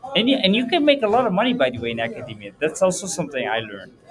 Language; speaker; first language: English; early bilingual, heritage; Dutch